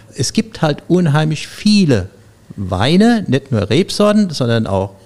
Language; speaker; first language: German; native; German